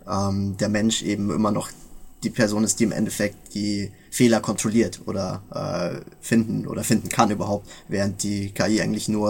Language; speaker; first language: German; native; German